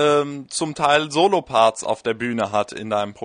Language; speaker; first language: German; native; German